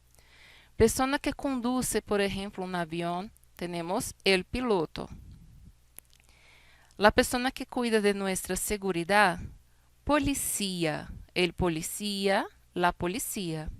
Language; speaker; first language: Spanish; non-native, fluent; Portuguese